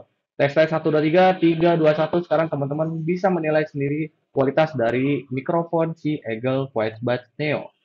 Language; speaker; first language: Indonesian; native; Indonesian